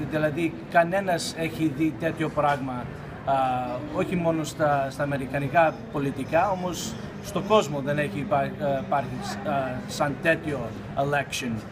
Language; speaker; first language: Greek; early bilingual, heritage; Greek